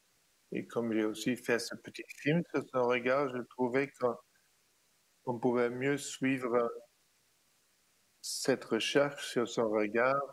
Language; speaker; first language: French; non-native, fluent; German